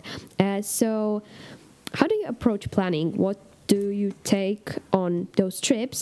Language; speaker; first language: English; non-native, fluent; Polish